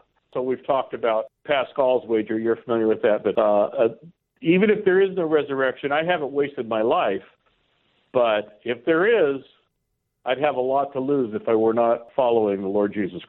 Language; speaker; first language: English; native; English